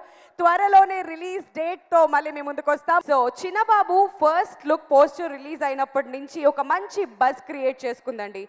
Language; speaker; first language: Telugu; native; Telugu